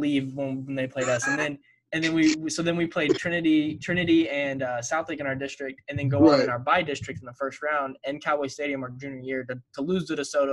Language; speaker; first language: English; native; English